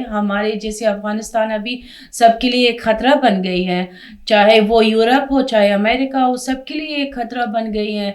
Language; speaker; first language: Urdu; non-native, fluent; Persian